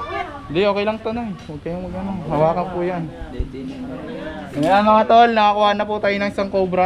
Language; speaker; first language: Filipino; native; Filipino